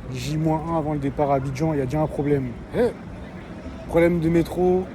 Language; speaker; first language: French; native; French